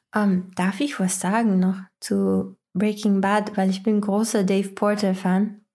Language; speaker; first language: German; non-native, fluent; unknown